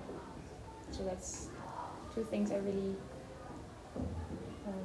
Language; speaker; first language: English; non-native, fluent; German